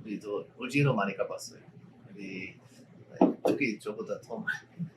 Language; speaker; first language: Korean; non-native, learner; English